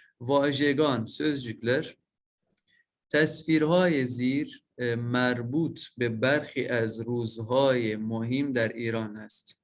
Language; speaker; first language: Persian; non-native, learner; Turkish